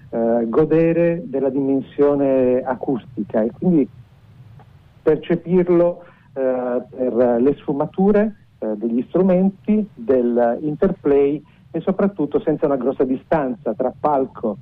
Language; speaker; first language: Italian; native; Italian